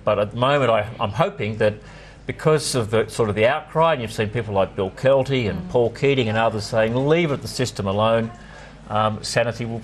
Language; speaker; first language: English; native; English